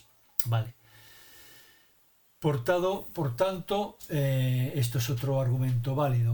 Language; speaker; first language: Spanish; native; Spanish